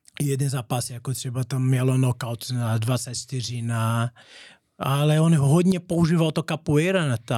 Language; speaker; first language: Czech; non-native, learner; Portuguese